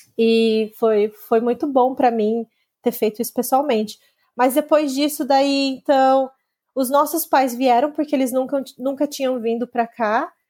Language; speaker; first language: Portuguese; native; Portuguese